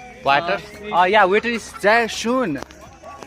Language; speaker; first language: German; non-native, learner; Nepali